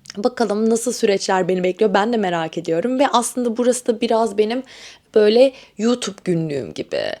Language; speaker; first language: Turkish; native; Turkish